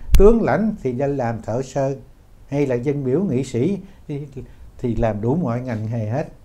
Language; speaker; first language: Vietnamese; native; Vietnamese